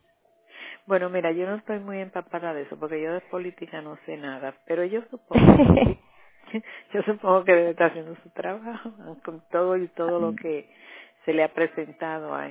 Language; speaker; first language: Spanish; native; Spanish